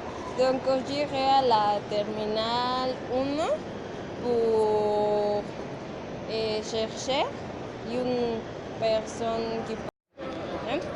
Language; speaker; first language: French; non-native, learner; Spanish